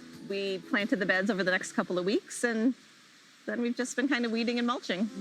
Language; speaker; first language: English; native; English